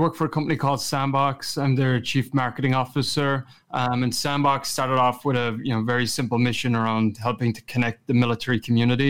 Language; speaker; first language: English; native; English